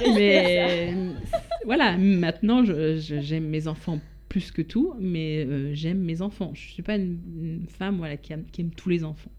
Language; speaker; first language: French; native; French